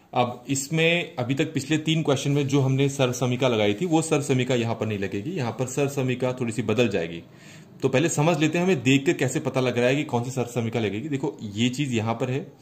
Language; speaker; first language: Hindi; native; Hindi